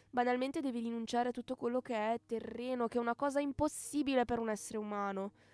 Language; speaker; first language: Italian; native; Italian